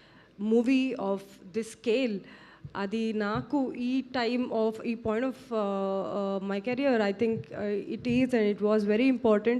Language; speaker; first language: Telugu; non-native, fluent; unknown